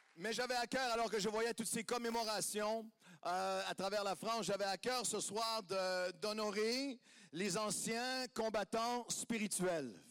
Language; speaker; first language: French; native; French